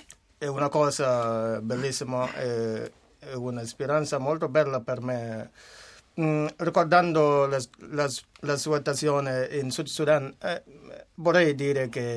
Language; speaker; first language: Italian; non-native, fluent; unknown